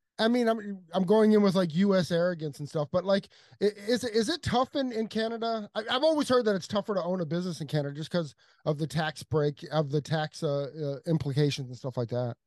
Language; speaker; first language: English; native; English